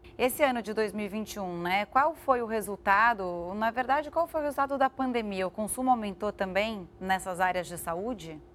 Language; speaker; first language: Portuguese; native; Portuguese